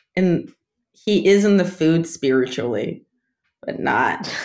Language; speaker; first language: English; early bilingual, other home language; Russian